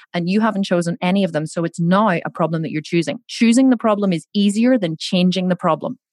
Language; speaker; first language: English; native; English